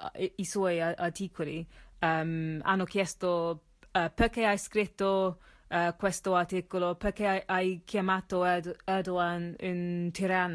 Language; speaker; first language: Italian; non-native, learner; English